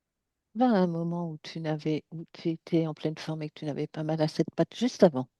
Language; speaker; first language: French; native; French